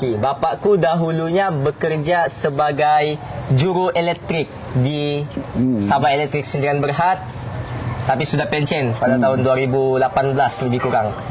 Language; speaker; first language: Malay; native; Malay